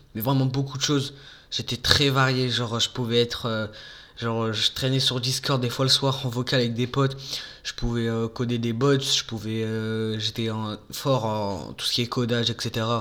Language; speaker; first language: French; native; French